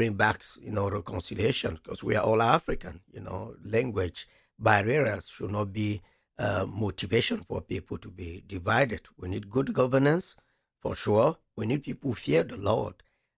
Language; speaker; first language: English; non-native, local second language; French